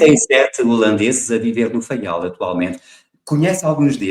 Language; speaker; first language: Portuguese; native; Portuguese